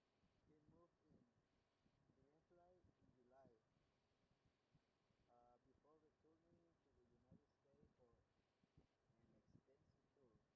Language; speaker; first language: English; non-native, learner; Spanish